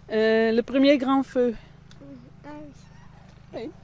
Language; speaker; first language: French; non-native, fluent; Dutch